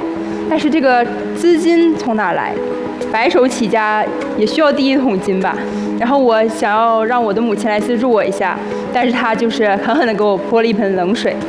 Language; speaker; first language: Chinese; native; Chinese